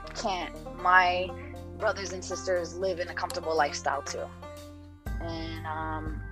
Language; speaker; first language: English; native; English